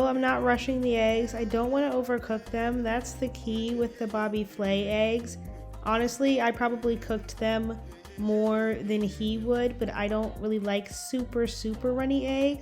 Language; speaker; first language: English; native; English